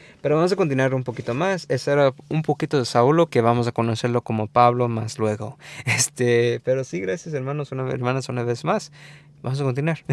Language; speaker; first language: Spanish; early bilingual, heritage; English